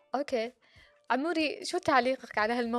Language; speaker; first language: Arabic; native; Arabic